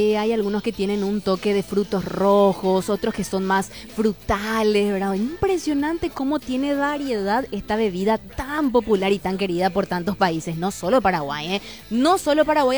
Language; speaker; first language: Spanish; native; Spanish